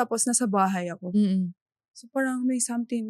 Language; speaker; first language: Filipino; non-native, learner; Japanese